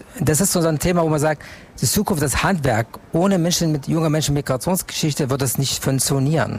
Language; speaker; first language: German; non-native, fluent; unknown